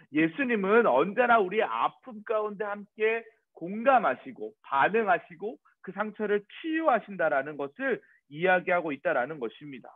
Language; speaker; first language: Korean; native; Korean